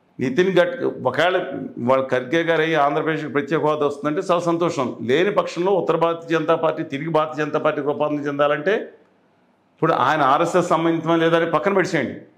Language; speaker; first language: Telugu; native; Telugu